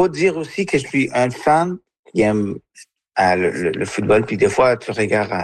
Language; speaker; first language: French; non-native, fluent; Spanish